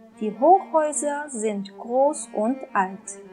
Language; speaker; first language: German; non-native, fluent; Turkish